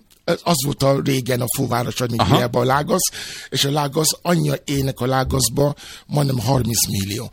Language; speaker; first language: Hungarian; non-native, fluent; Yoruba